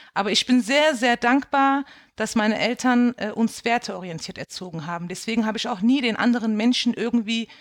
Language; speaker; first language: German; early bilingual, other home language; Kurdish